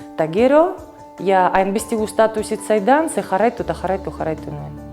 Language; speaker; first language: Basque; non-native, learner; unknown